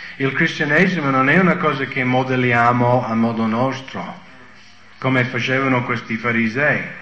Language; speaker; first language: Italian; non-native, fluent; English